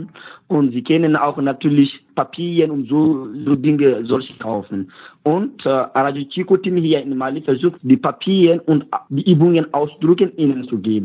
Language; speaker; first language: German; non-native, learner; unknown